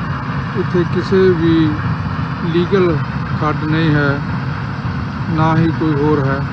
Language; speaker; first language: Hindi; non-native, local second language; Punjabi